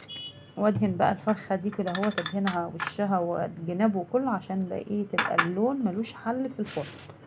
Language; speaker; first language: Arabic; native; Arabic